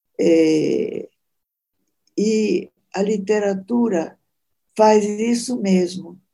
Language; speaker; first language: Portuguese; early bilingual, other home language; Italian